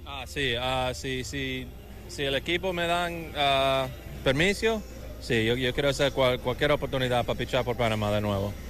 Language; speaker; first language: Spanish; early bilingual, heritage; English